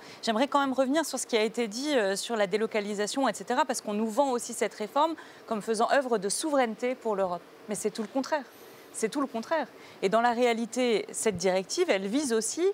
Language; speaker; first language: French; native; French